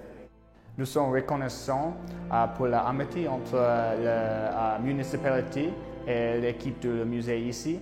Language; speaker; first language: French; non-native, learner; English